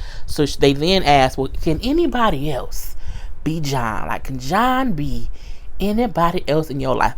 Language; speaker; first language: English; native; English